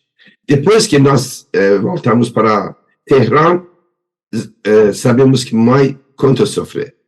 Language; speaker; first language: Portuguese; non-native, learner; Persian